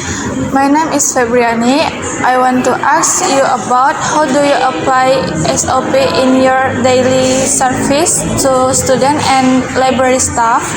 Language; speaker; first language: English; non-native, learner; Indonesian